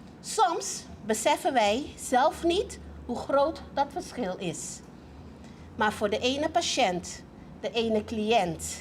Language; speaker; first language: Dutch; non-native, local second language; Papiamento